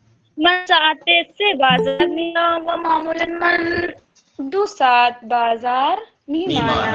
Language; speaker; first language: Persian; non-native, learner; Urdu